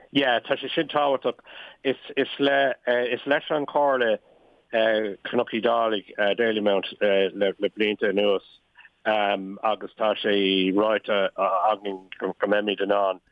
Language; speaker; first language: Irish; non-native, local second language; English